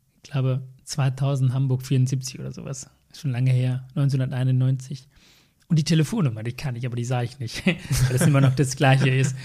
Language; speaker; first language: German; non-native, fluent; Tamil